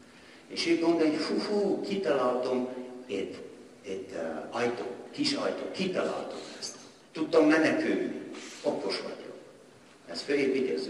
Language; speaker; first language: Hungarian; non-native, learner; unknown